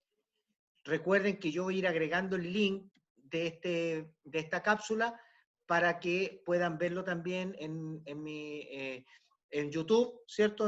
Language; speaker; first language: Spanish; native; Spanish